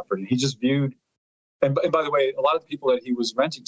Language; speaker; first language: English; early bilingual, other home language; Italian